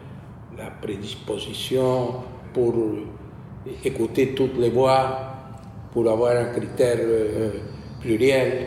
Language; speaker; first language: French; non-native, fluent; Spanish